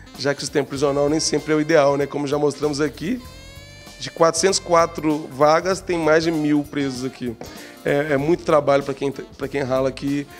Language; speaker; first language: Portuguese; native; Portuguese